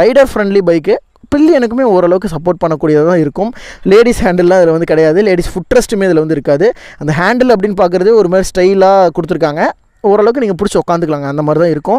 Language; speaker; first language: Tamil; native; Tamil